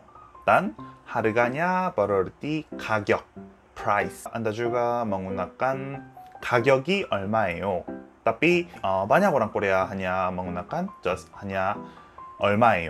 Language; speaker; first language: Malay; non-native, learner; Korean